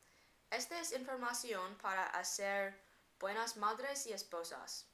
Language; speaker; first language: Spanish; non-native, learner; English